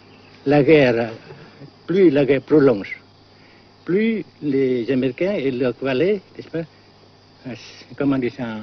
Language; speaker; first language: French; non-native, local second language; Vietnamese